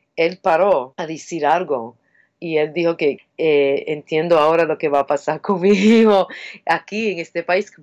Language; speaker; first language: Spanish; non-native, fluent; English